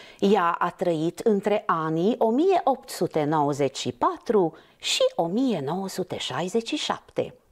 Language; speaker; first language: Romanian; non-native, local second language; Hungarian